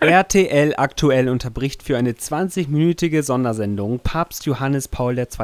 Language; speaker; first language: German; native; German